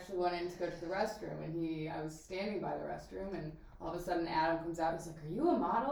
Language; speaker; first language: English; native; English